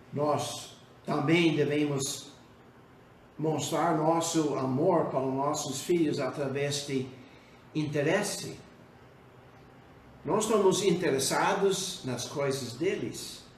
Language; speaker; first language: Portuguese; non-native, fluent; English